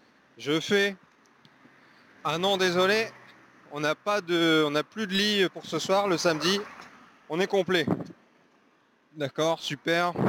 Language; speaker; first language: French; native; French